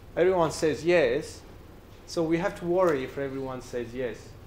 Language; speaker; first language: English; non-native, fluent; Italian